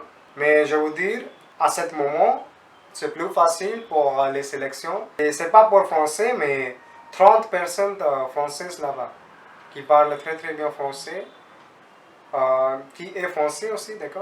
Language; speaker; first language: French; non-native, learner; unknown